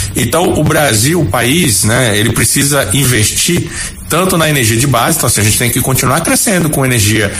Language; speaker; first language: Portuguese; native; Portuguese